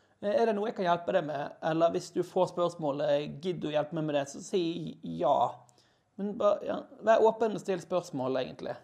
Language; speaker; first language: Norwegian; native; Norwegian